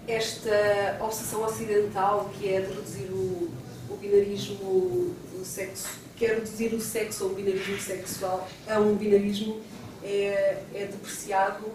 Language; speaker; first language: Portuguese; native; Portuguese